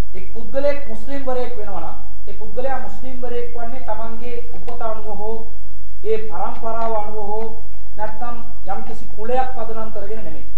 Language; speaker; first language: Sinhala; non-native, local second language; Tamil